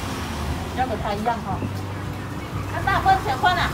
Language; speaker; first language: Chinese; non-native, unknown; Thai